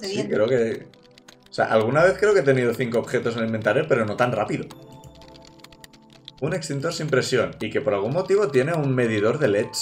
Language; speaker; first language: Spanish; native; Spanish